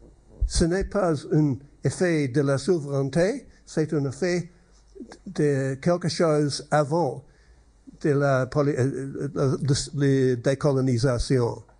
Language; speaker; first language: French; non-native, learner; English